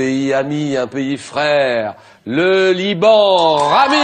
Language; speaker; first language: French; native; French